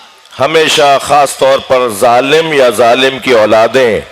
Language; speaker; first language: Urdu; native; Urdu